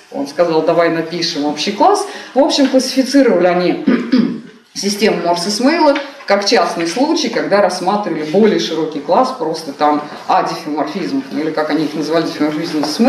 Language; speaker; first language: Russian; native; Russian